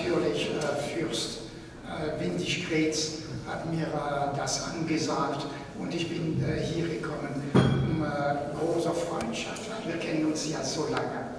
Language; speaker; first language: German; non-native, fluent; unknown